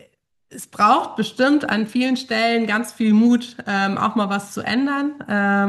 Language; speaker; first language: German; native; German